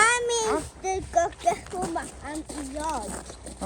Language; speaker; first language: Swedish; early bilingual, other home language; Mongolian